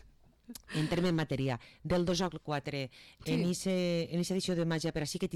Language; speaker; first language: Catalan; native; Catalan